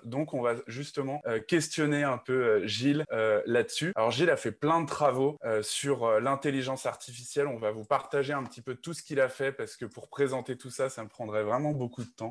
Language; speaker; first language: French; native; French